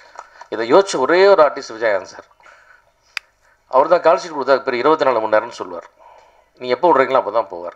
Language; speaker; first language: Tamil; native; Tamil